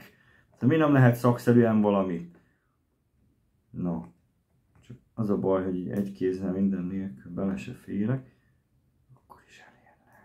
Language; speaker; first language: Hungarian; native; Hungarian